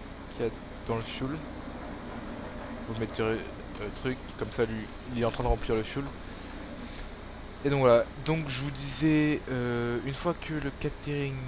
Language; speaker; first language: French; native; French